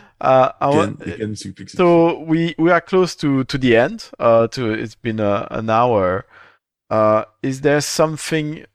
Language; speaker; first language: English; non-native, fluent; French